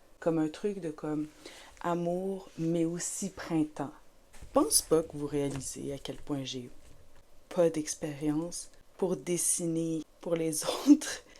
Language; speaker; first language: French; native; French